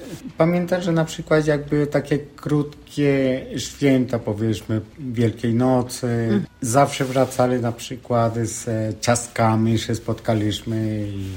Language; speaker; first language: Polish; non-native, fluent; Spanish